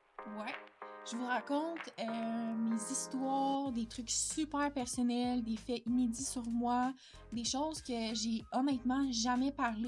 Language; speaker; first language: French; native; French